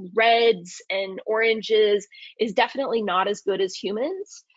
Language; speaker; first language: English; native; English